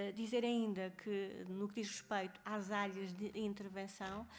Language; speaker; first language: Portuguese; native; Portuguese